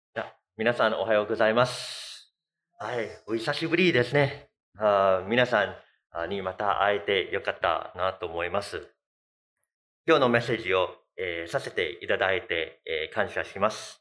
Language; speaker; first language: Japanese; non-native, fluent; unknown